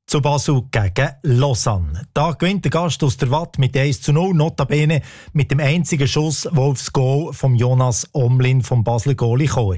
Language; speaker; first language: German; native; German